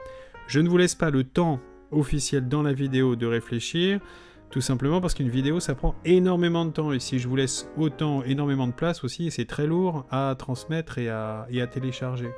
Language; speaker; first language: French; native; French